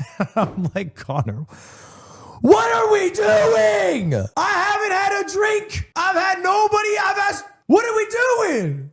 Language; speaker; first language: English; native; English